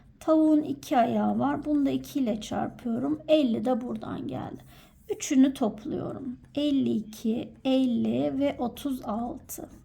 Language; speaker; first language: Turkish; native; Turkish